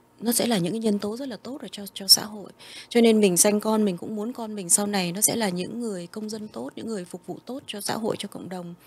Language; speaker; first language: Vietnamese; early bilingual, heritage; Vietnamese